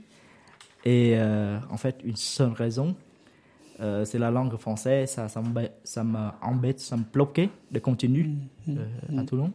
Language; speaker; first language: French; non-native, learner; Vietnamese